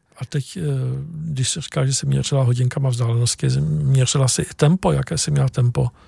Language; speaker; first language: Czech; native; Czech